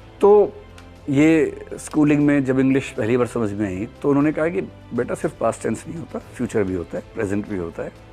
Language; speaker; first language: Hindi; native; Hindi